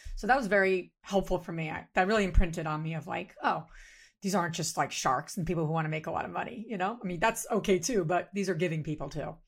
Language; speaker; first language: English; native; English